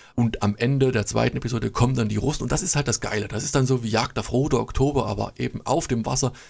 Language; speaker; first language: German; native; German